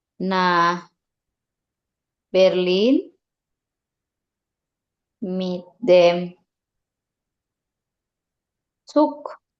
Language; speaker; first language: German; non-native, learner; Indonesian